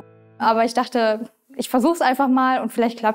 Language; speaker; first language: German; native; German